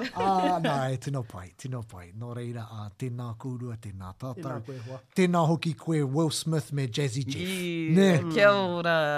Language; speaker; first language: Māori; non-native, local second language; English